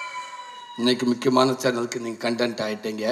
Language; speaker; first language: Tamil; native; Tamil